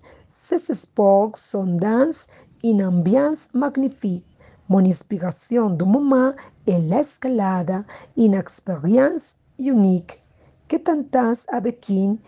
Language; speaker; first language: French; non-native, learner; Spanish